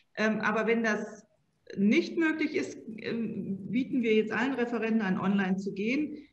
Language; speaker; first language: German; native; German